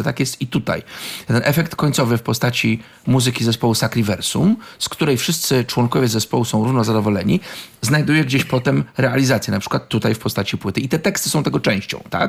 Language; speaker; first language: Polish; native; Polish